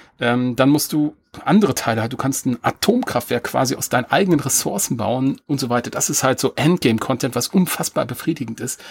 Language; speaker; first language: German; native; German